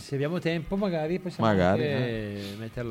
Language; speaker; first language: Italian; native; Italian